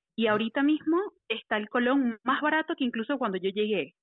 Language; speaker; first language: Spanish; native; Spanish